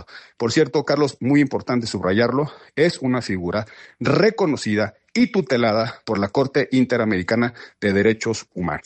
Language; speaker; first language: Spanish; native; Spanish